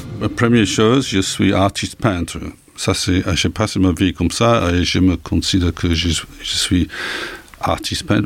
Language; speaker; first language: French; non-native, learner; English